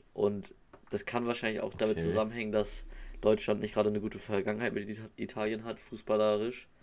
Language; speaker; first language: German; native; German